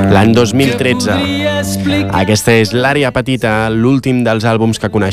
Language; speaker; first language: Catalan; native; Catalan